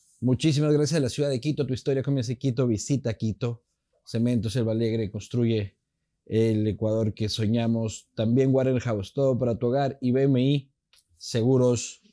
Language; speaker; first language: Spanish; native; Spanish